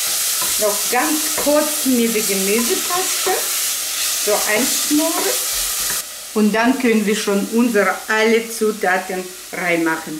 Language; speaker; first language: German; non-native, fluent; Russian